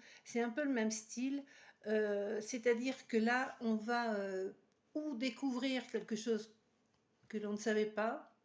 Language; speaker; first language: French; native; French